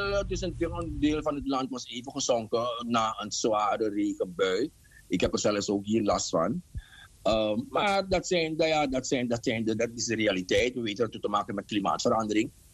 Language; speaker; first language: Dutch; native; Dutch